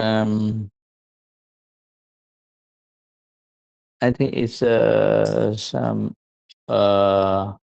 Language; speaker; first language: English; non-native, learner; Vietnamese